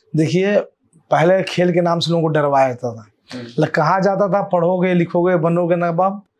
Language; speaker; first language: Hindi; native; Hindi